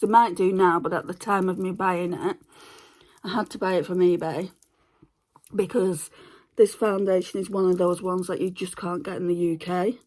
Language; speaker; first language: English; native; English